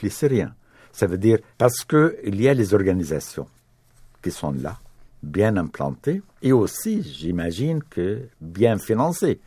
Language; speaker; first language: French; non-native, fluent; Arabic